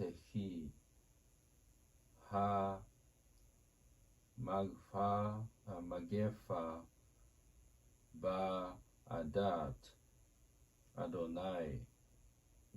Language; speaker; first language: Hebrew; non-native, learner; Japanese